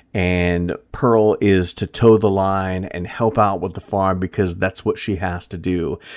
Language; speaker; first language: English; early bilingual, other home language; German